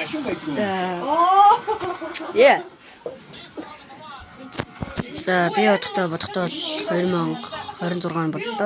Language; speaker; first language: Mongolian; native; Mongolian